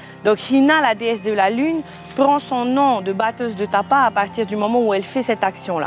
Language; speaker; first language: French; native; French